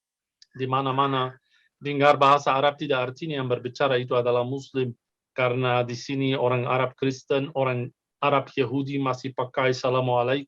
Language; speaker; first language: Indonesian; non-native, fluent; Arabic